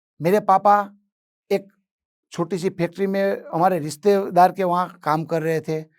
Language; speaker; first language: Hindi; non-native, local second language; Gujarati